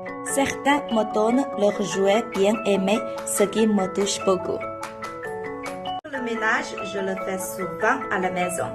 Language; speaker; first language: French; non-native, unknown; Chinese